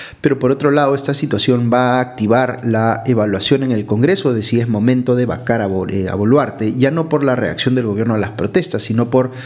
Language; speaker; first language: Spanish; native; Spanish